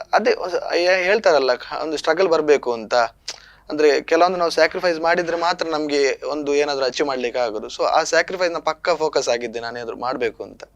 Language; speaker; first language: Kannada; non-native, local second language; Tulu